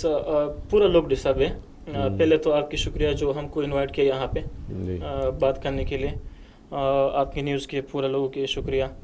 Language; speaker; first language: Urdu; non-native, fluent; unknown